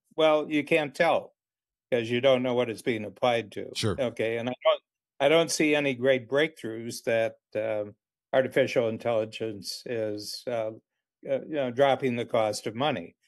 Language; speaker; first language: English; native; English